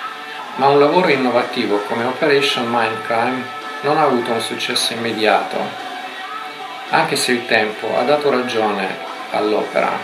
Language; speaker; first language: Italian; native; Italian